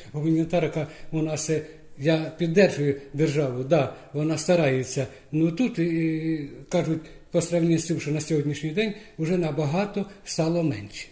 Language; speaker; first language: Ukrainian; non-native, local second language; Russian